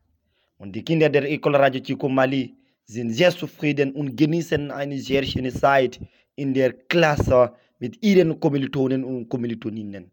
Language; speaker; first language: German; non-native, fluent; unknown